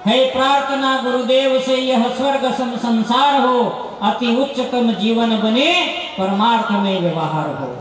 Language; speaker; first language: Hindi; non-native, local second language; Marathi